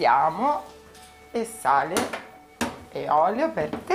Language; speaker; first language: Italian; native; Italian